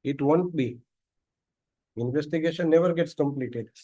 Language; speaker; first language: English; non-native, local second language; Gujarati